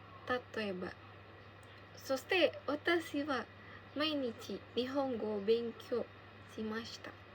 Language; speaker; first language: Japanese; non-native, learner; Indonesian